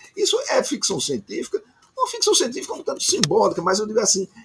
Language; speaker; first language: Portuguese; native; Portuguese